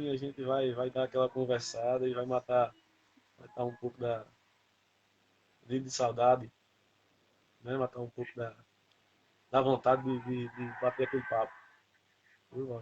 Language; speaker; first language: Portuguese; native; Portuguese